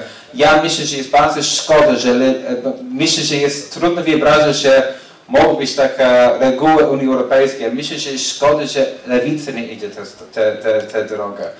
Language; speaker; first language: Polish; non-native, fluent; English